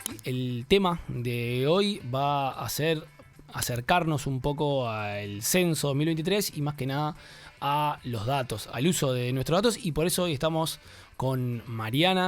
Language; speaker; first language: Spanish; native; Spanish